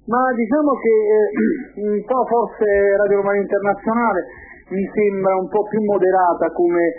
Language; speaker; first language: Italian; native; Italian